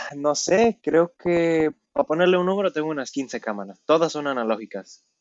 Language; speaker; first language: Spanish; early bilingual, heritage; Spanish